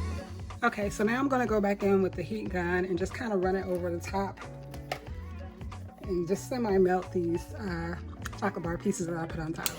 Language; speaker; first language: English; native; English